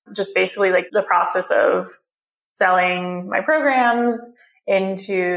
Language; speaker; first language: English; early bilingual, other home language; Hebrew